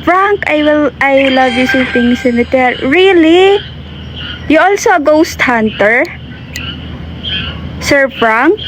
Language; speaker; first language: English; non-native, learner; Filipino